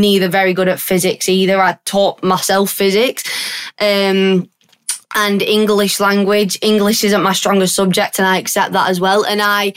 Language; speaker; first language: English; native; English